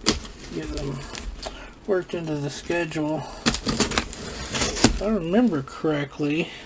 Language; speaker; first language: English; native; English